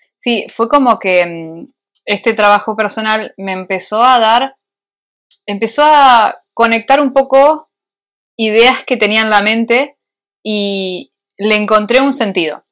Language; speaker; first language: Spanish; native; Spanish